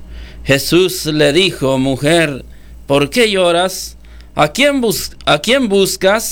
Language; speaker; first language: Spanish; native; Spanish